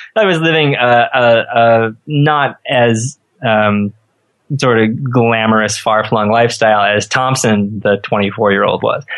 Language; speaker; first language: English; native; English